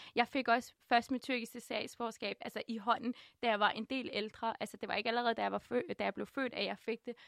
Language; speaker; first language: Danish; early bilingual, other home language; Turkish